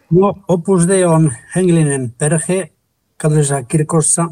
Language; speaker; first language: Finnish; non-native, fluent; Spanish